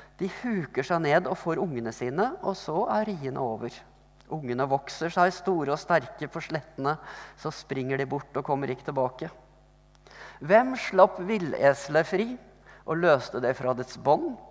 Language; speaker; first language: Norwegian; native; Norwegian